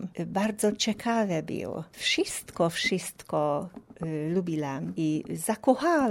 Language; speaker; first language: Polish; non-native, learner; Hungarian